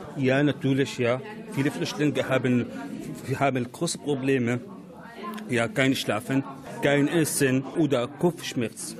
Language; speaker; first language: German; non-native, learner; Arabic